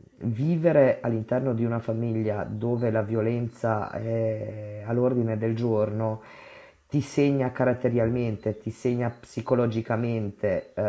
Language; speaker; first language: Italian; non-native, fluent; Romanian